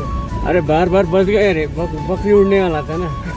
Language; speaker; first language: Hindi; non-native, local second language; Nepali